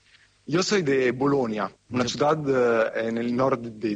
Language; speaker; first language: Spanish; non-native, fluent; Italian